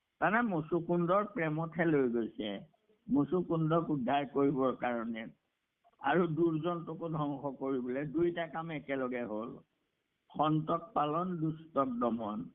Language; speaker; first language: Assamese; native; Assamese